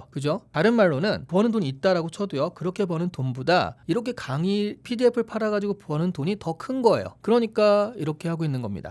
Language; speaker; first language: Korean; native; Korean